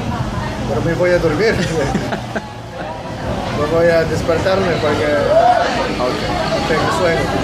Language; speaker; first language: Spanish; non-native, fluent; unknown